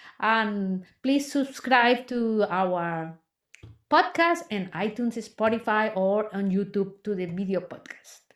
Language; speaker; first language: English; non-native, fluent; Spanish